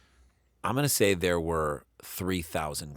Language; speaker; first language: English; native; English